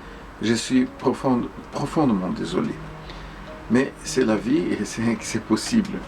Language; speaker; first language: French; non-native, fluent; Portuguese